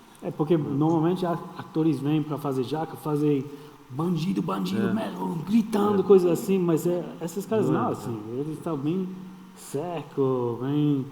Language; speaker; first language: Portuguese; non-native, fluent; English